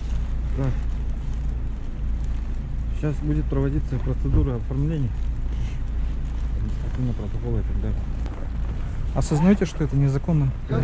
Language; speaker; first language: Russian; native; Russian